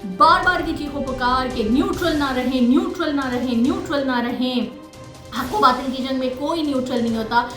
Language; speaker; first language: Urdu; native; Urdu